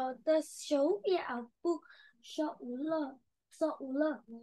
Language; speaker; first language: Chinese; non-native, learner; Vietnamese